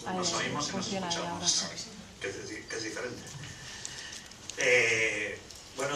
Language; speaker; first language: Spanish; native; Spanish